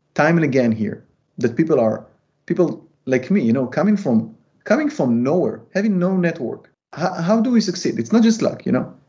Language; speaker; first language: English; non-native, fluent; Hebrew